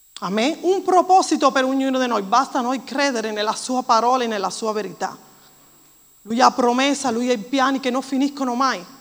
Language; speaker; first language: Italian; non-native, fluent; Spanish